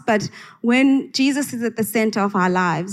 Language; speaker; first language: English; non-native, local second language; Xhosa